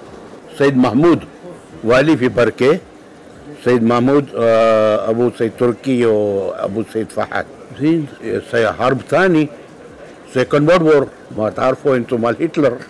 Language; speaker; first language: Arabic; non-native, local second language; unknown